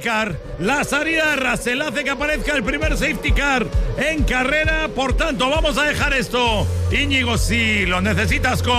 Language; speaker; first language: Spanish; native; Spanish